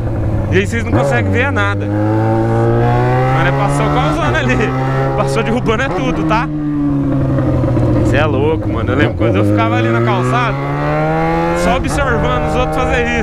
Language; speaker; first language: Portuguese; native; Portuguese